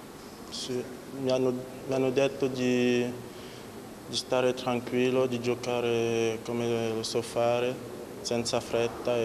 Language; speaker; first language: Italian; non-native, fluent; French